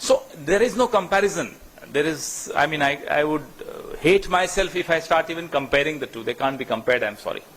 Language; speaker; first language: English; non-native, local second language; Hindi